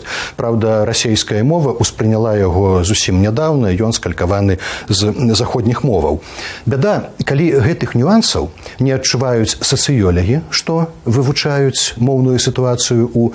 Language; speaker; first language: Belarusian; native; Belarusian